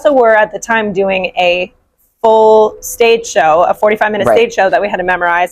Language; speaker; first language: English; native; English